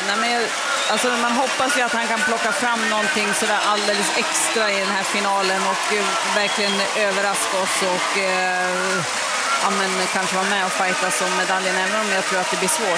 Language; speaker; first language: Swedish; native; Swedish